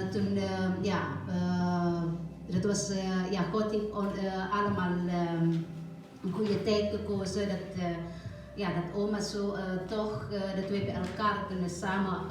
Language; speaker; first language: Dutch; non-native, learner; Indonesian